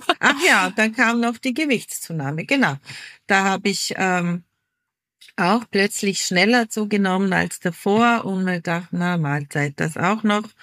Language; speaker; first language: German; native; German